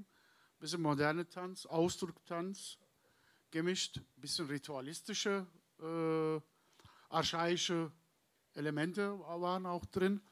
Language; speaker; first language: German; non-native, learner; Turkish